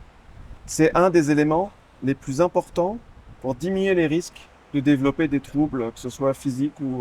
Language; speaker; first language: French; native; French